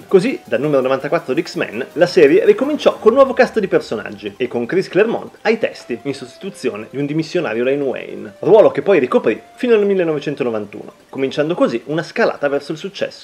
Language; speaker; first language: Italian; native; Italian